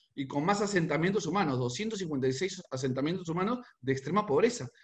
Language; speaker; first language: Spanish; native; Spanish